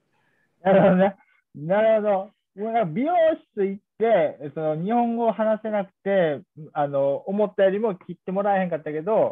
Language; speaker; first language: Japanese; native; Japanese